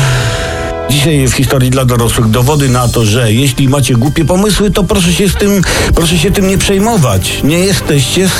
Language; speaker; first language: Polish; native; Polish